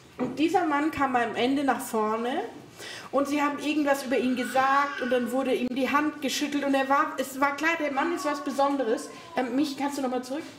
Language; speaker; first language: German; native; German